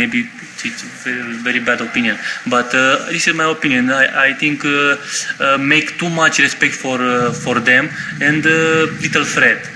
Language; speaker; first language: English; non-native, learner; Romanian